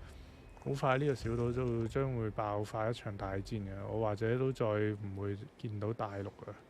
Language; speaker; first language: Chinese; native; Chinese